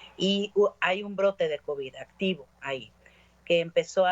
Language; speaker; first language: Spanish; native; Spanish